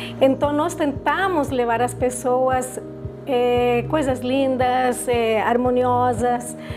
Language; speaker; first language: Portuguese; non-native, fluent; Spanish